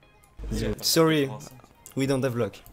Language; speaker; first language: English; non-native, learner; French